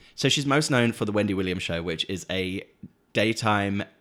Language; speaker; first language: English; native; English